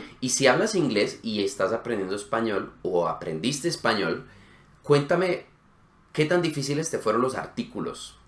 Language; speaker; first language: Spanish; native; Spanish